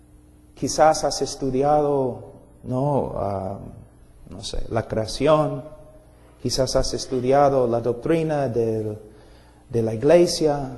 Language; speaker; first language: Spanish; non-native, fluent; English